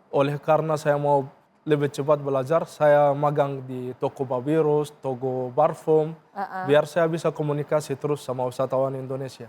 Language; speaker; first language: Indonesian; non-native, fluent; Arabic